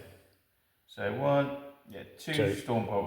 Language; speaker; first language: English; native; English